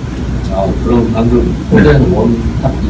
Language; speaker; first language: Korean; native; Korean